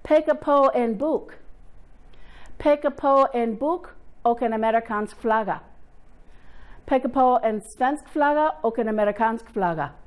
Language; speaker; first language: Swedish; non-native, fluent; English